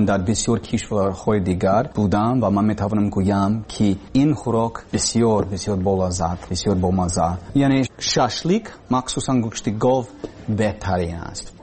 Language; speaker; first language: Persian; non-native, learner; English